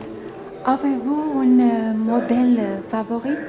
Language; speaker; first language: French; non-native, fluent; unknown